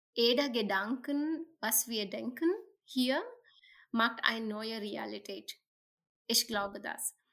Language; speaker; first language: German; non-native, learner; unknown